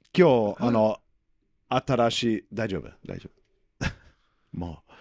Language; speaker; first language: Japanese; non-native, learner; English